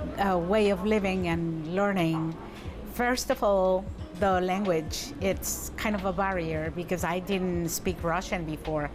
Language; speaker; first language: English; non-native, fluent; Spanish